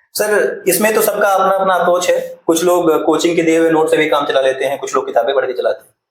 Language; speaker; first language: Hindi; native; Hindi